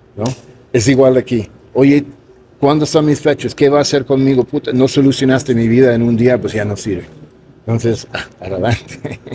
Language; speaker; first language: Spanish; non-native, fluent; English